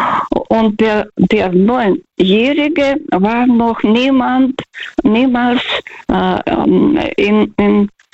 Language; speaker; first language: German; non-native, fluent; Russian